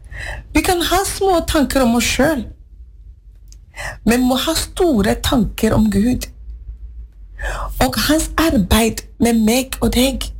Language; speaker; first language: Norwegian; non-native, fluent; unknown